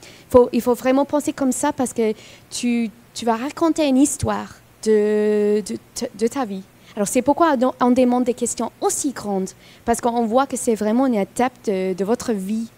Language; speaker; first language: French; non-native, fluent; English